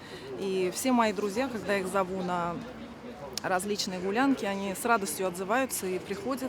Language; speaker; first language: Russian; native; Russian